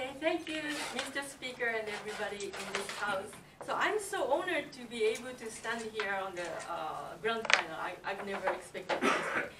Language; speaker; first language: English; non-native, learner; Japanese